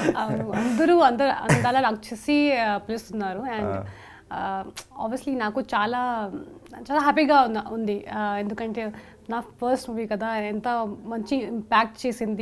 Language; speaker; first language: Telugu; non-native, local second language; Hindi